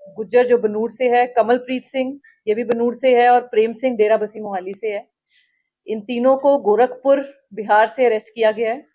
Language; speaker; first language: Hindi; non-native, local second language; Punjabi